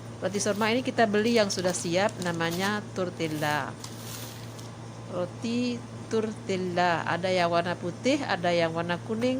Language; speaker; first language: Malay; non-native, local second language; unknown